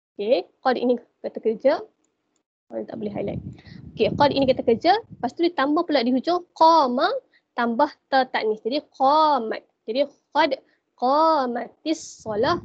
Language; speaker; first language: Malay; native; Malay